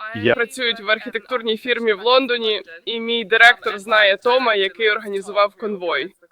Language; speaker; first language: Ukrainian; non-native, fluent; English